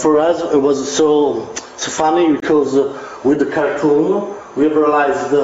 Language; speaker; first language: English; non-native, learner; Italian